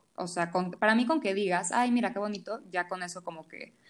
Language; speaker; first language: Spanish; native; Spanish